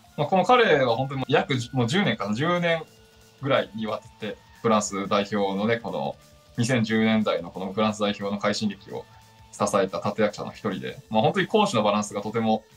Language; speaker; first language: Japanese; native; Japanese